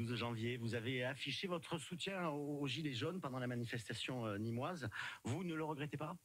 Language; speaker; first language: French; native; French